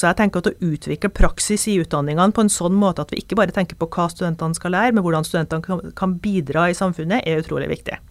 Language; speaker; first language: Norwegian; native; Norwegian